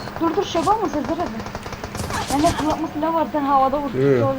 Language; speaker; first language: Turkish; native; Turkish